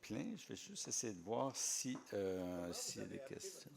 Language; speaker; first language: French; native; French